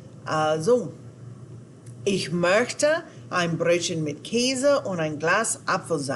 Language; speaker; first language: German; non-native, fluent; English